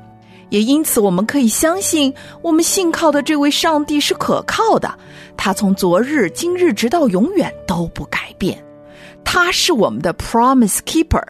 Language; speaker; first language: Chinese; native; Chinese